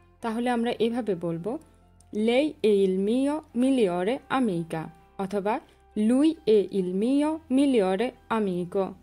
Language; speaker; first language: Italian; non-native, learner; Bangla